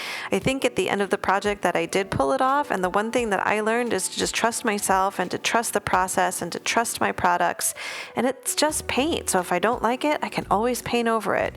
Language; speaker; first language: English; native; English